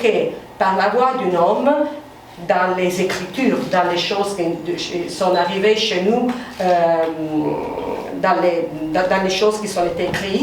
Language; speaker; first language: French; non-native, fluent; Italian